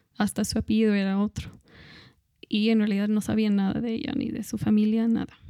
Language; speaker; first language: Spanish; non-native, fluent; English